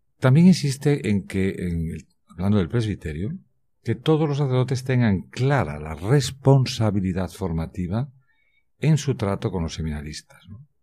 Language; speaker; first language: Spanish; native; Spanish